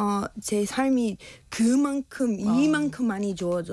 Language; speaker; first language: Korean; non-native, learner; English